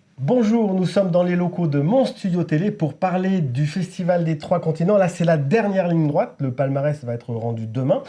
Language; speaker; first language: French; native; French